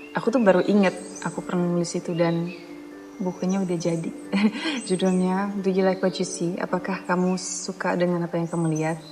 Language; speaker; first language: Indonesian; non-native, fluent; Dutch